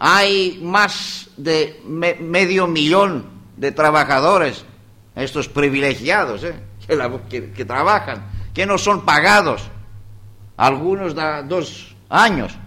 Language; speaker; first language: Spanish; non-native, learner; Greek